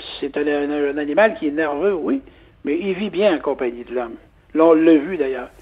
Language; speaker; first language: French; native; French